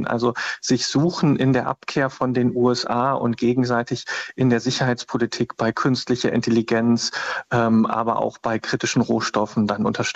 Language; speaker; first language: German; native; German